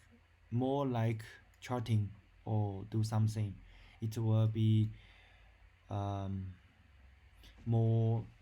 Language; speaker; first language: English; non-native, learner; Chinese